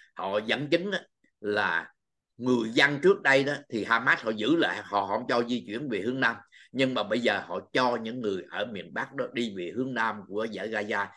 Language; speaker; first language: Vietnamese; native; Vietnamese